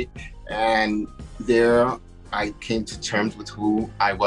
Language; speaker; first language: English; early bilingual, other home language; Spanish